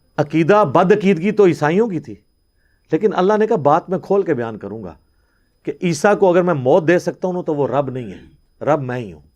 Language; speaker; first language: Urdu; non-native, local second language; Punjabi